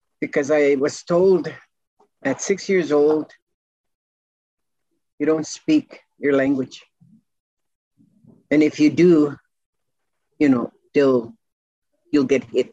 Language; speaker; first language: English; non-native, local second language; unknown